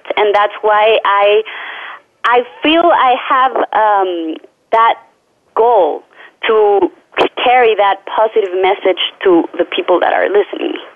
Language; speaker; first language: English; non-native, fluent; Spanish